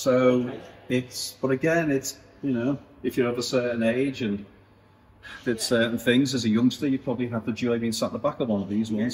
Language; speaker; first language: English; native; English